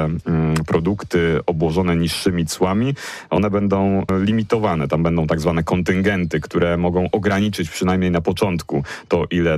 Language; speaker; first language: Polish; native; Polish